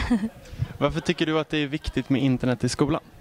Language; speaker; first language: Swedish; native; Swedish